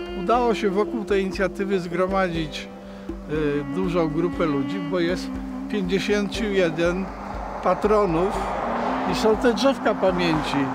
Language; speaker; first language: Polish; native; Polish